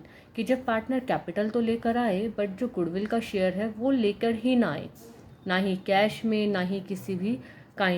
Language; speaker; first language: Hindi; native; Hindi